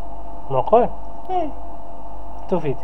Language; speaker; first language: Arabic; native; Arabic